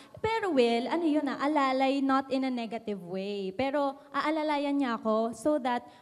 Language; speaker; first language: Filipino; native; Filipino